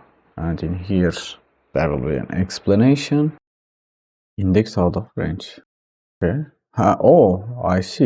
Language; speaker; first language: English; non-native, fluent; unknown